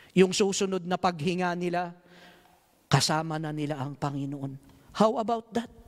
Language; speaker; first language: Filipino; native; Filipino